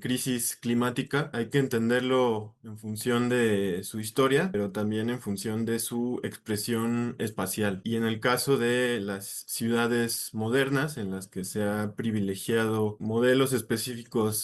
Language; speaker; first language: Spanish; native; Spanish